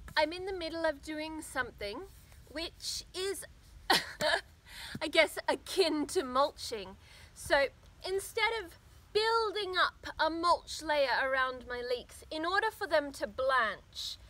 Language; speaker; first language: English; native; English